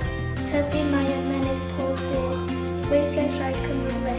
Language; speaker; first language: Welsh; non-native, local second language; English